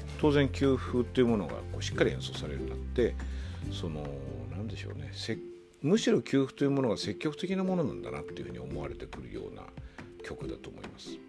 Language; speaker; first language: Japanese; native; Japanese